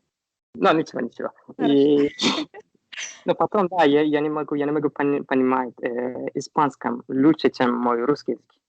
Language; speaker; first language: Russian; non-native, learner; Turkish